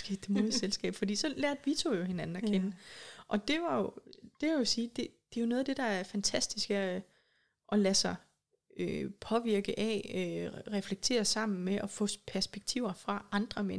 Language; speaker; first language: Danish; native; Danish